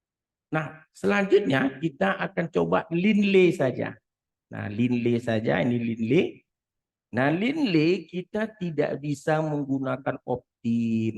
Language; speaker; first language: Indonesian; native; Indonesian